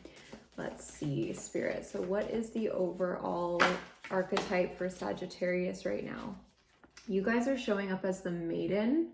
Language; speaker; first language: English; native; English